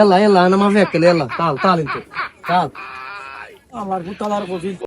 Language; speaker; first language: Arabic; non-native, learner; Bangla